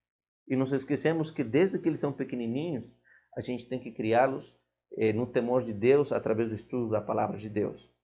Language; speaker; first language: Portuguese; non-native, fluent; Spanish